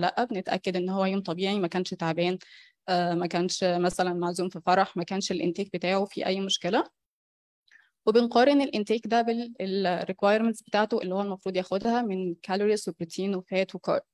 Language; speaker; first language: Arabic; native; Arabic